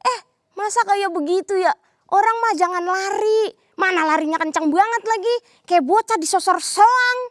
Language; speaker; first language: Indonesian; native; Indonesian